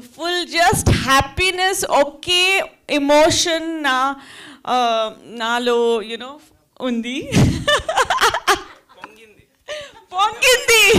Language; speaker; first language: Telugu; non-native, fluent; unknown